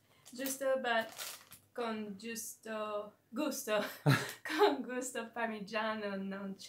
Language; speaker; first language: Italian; non-native, learner; English